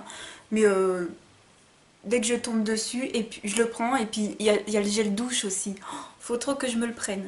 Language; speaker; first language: French; native; French